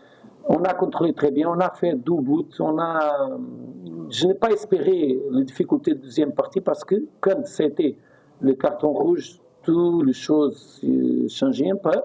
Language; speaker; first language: French; non-native, fluent; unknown